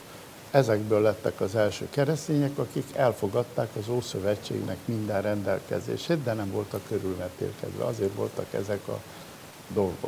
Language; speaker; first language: Hungarian; native; Hungarian